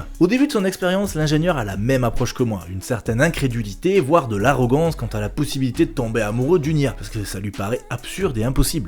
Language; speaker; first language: French; native; French